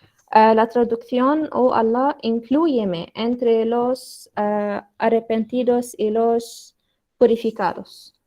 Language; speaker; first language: Spanish; non-native, learner; Arabic